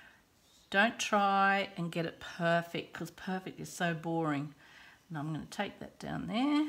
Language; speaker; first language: English; native; English